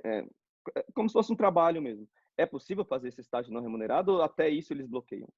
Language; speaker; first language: Portuguese; native; Portuguese